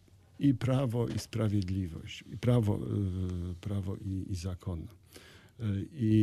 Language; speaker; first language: Ukrainian; non-native, learner; Polish